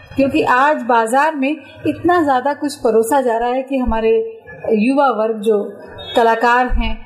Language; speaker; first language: Hindi; native; Hindi